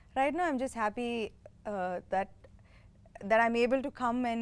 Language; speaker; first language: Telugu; non-native, local second language; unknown